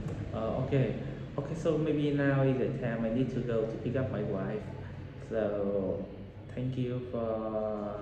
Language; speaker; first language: English; non-native, learner; Vietnamese